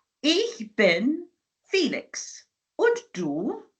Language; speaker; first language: German; non-native, fluent; English